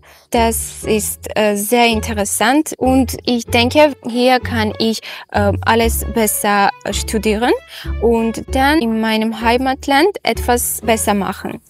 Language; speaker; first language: German; non-native, fluent; Armenian